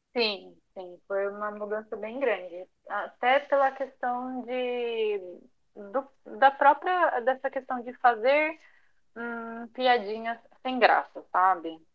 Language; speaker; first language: Portuguese; early bilingual, other home language; Japanese